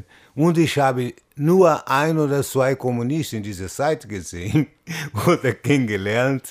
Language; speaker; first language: German; non-native, fluent; Portuguese